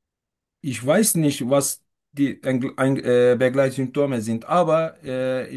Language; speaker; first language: German; non-native, fluent; Turkish